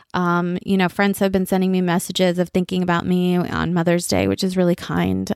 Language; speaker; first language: English; early bilingual, other home language; Bangla